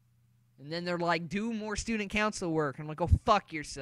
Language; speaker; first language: English; native; English